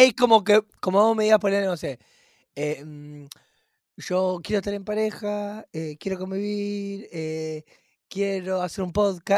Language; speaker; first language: Spanish; native; Spanish